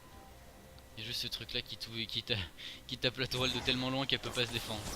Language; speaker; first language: French; native; French